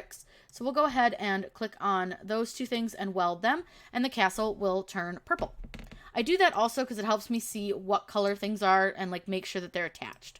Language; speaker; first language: English; native; English